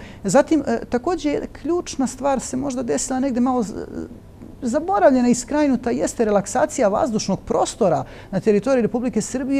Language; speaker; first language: Bosnian; native; Bosnian